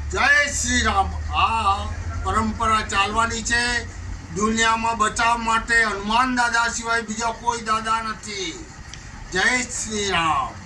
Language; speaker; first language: Gujarati; non-native, local second language; Bhili